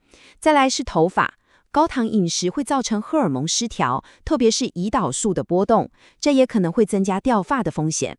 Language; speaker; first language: Chinese; native; Chinese